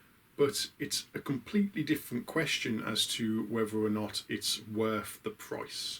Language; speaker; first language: English; native; English